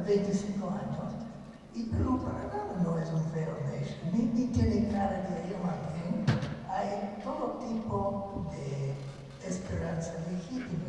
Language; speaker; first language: Spanish; non-native, fluent; English